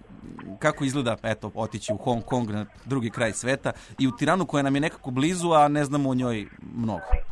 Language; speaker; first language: Serbian; native; Serbian